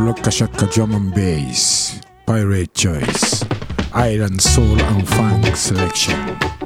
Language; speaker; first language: English; non-native, learner; Japanese